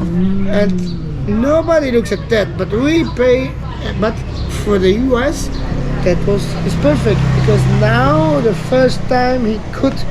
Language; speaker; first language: English; non-native, learner; Italian